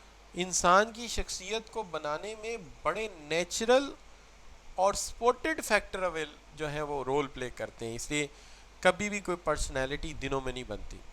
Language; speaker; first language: Urdu; native; Urdu